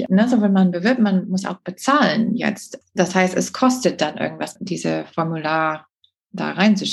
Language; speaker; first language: German; non-native, fluent; English